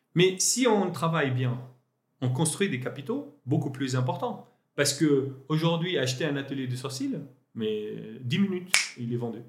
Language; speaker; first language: French; non-native, local second language; Arabic